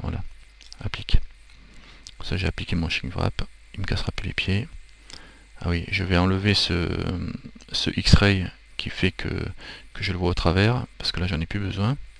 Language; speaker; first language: French; native; French